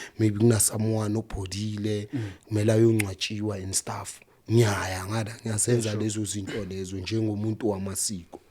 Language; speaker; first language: Zulu; non-native, local second language; Xhosa